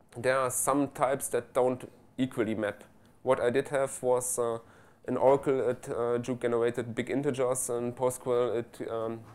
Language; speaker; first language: English; non-native, fluent; German